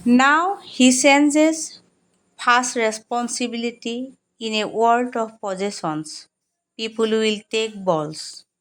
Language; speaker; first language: English; non-native, local second language; Assamese